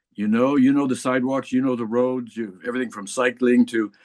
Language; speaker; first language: English; native; English